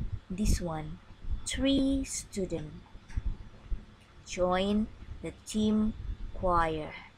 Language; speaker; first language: English; non-native, fluent; Indonesian